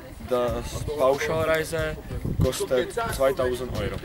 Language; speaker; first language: German; non-native, learner; Czech